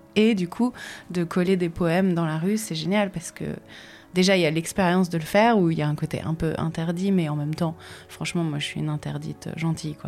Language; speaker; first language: French; native; French